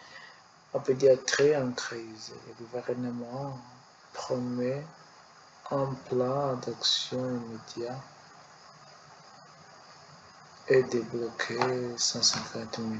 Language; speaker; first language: French; non-native, learner; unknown